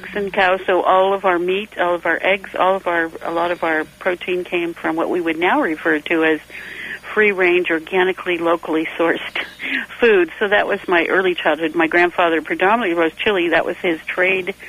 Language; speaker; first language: English; native; English